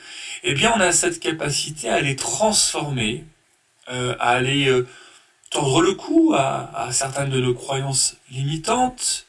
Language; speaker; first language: French; native; French